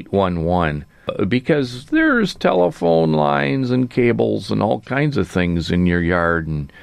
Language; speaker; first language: English; native; English